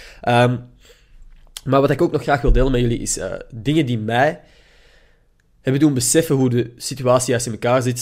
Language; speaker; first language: Dutch; native; Dutch